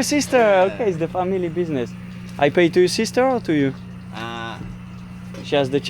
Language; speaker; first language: English; non-native, learner; French